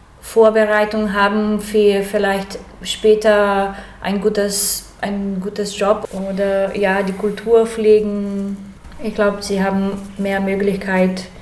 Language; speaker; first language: German; early bilingual, heritage; German